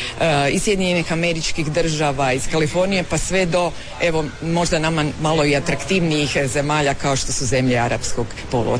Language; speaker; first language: Serbian; native; Serbian